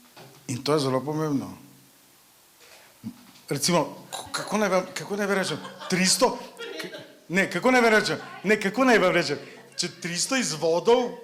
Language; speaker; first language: Slovenian; non-native, fluent; Macedonian